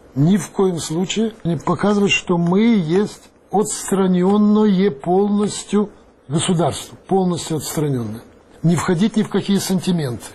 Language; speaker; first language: Russian; non-native, local second language; Ukrainian